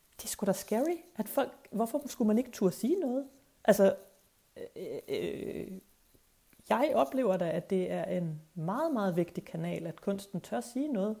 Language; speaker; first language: Danish; native; Danish